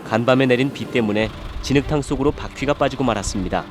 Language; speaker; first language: Korean; native; Korean